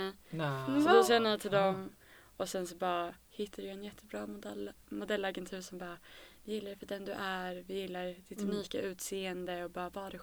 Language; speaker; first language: Swedish; native; Swedish